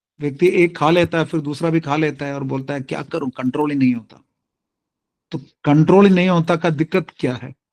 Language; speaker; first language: Hindi; non-native, local second language; Tamil